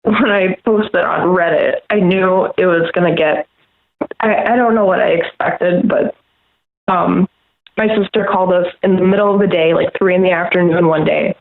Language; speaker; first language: English; native; English